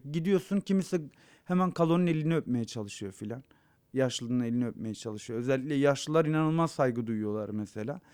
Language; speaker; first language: Turkish; non-native, local second language; Zaza